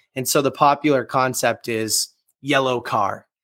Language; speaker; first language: English; native; English